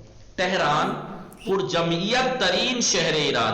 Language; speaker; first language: Persian; non-native, fluent; Urdu